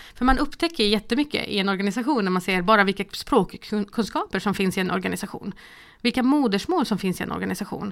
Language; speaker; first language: Swedish; early bilingual, other home language; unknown